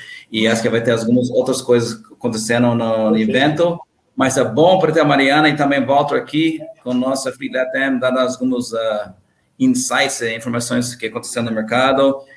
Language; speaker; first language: Portuguese; non-native, learner; English